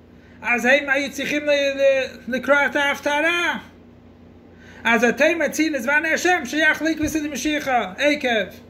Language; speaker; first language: Hebrew; non-native, fluent; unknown